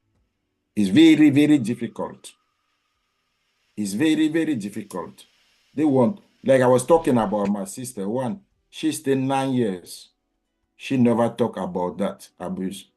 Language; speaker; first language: English; non-native, learner; French